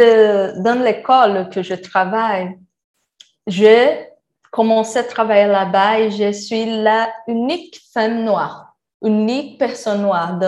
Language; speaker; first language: French; non-native, learner; Portuguese